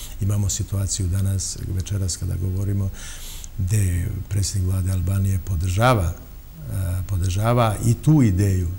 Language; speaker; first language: Bosnian; non-native, local second language; Albanian